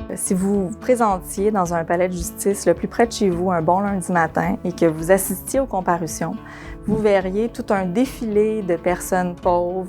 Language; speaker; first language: French; native; French